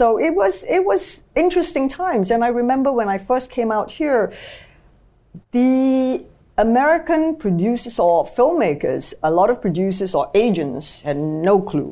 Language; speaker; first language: English; native; English